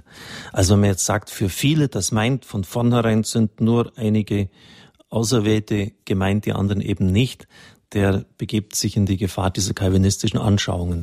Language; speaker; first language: German; native; German